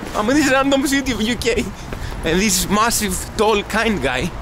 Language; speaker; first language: English; non-native, fluent; Greek